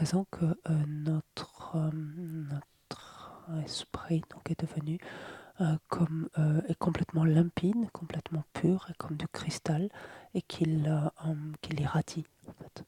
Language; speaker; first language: French; native; French